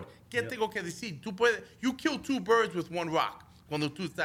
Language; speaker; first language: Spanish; early bilingual, heritage; Spanish